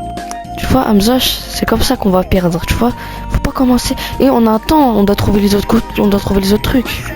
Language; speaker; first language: French; native; French